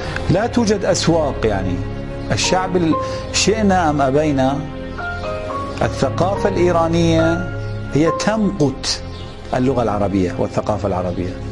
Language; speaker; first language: Arabic; non-native, fluent; Persian